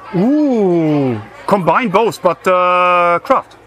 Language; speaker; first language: English; non-native, fluent; German